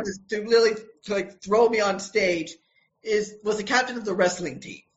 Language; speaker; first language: English; native; English